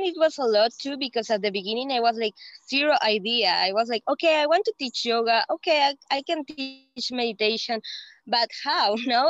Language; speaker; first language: English; non-native, fluent; Spanish